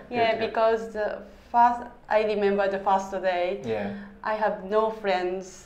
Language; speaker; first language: English; non-native, learner; Japanese